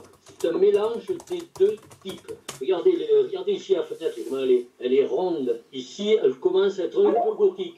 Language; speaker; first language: French; native; French